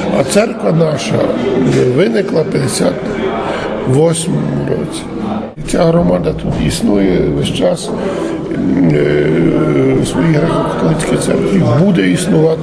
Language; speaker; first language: Ukrainian; early bilingual, heritage; Ukrainian